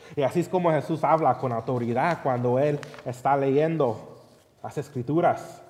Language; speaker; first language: Spanish; early bilingual, heritage; Spanish